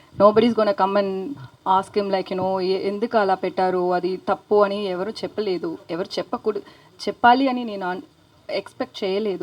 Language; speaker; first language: Telugu; non-native, local second language; Tamil